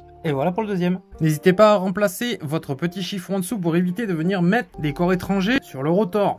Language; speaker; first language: French; native; French